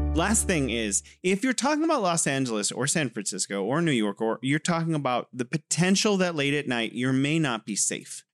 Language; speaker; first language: English; native; English